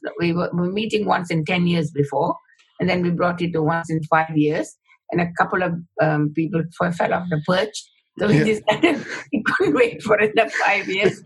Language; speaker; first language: English; non-native, local second language; Tamil